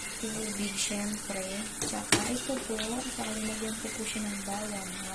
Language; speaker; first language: Filipino; non-native, local second language; Waray